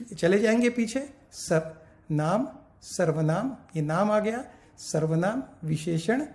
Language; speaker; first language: Hindi; non-native, local second language; Marathi